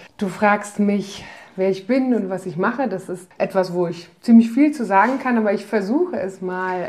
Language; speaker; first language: German; early bilingual, other home language; Polish